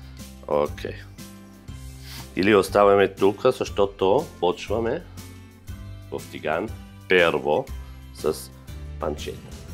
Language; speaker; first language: Bulgarian; non-native, fluent; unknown